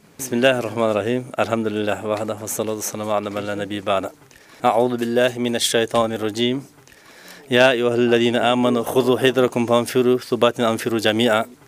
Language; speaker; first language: Uzbek; native; Uzbek